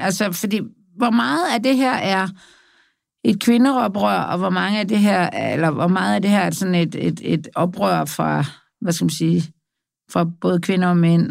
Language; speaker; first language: Danish; native; Danish